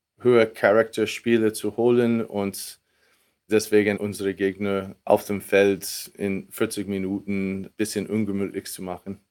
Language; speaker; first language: German; non-native, fluent; English